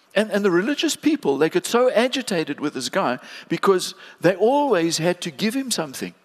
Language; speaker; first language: English; native; English